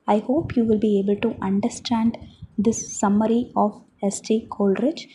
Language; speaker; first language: English; non-native, local second language; Tamil